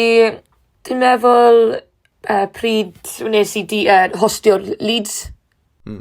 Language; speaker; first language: Welsh; non-native, learner; English